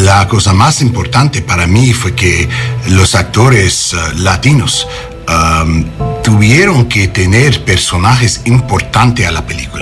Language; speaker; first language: Spanish; non-native, learner; English